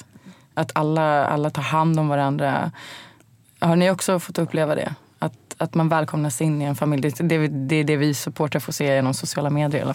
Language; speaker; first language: Swedish; native; Swedish